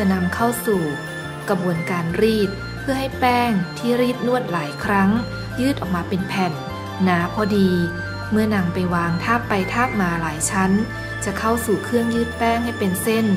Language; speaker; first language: Thai; native; Thai